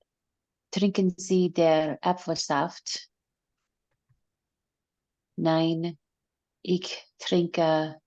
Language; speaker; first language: German; non-native, learner; English